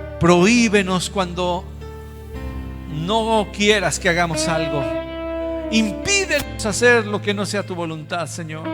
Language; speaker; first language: Spanish; native; Spanish